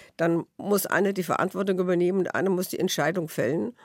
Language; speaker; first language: German; native; German